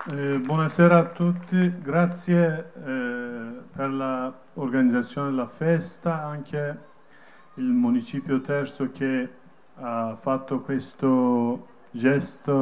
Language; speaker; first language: Italian; non-native, learner; Kurdish